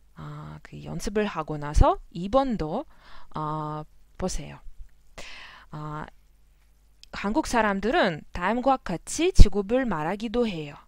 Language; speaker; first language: Korean; non-native, fluent; Russian